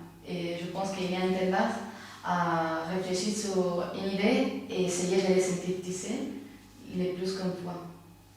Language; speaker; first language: French; non-native, fluent; Spanish